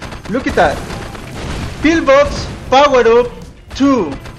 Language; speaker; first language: English; non-native, learner; Spanish